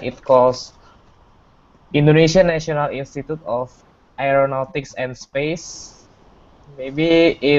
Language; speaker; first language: English; non-native, fluent; Indonesian